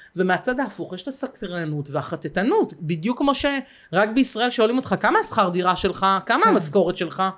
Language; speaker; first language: Hebrew; native; Hebrew